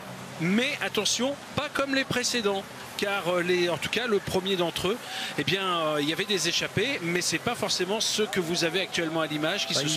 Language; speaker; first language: French; native; French